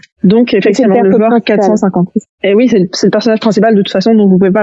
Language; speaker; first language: French; native; French